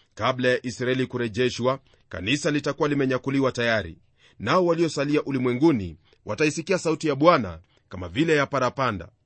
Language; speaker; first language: Swahili; non-native, local second language; Luyia